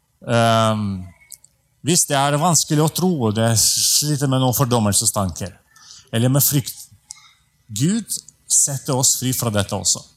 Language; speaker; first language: Norwegian; non-native, fluent; Russian